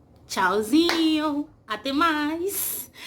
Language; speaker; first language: Portuguese; non-native, learner; Haitian Creole